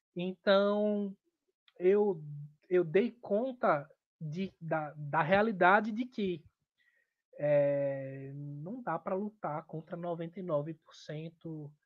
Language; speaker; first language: Portuguese; native; Portuguese